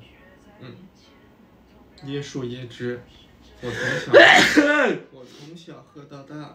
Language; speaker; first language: Chinese; native; Chinese